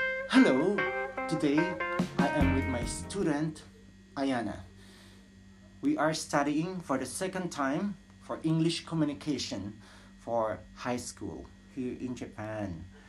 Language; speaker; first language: English; non-native, local second language; Filipino